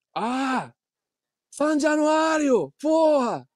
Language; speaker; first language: Portuguese; non-native, learner; Japanese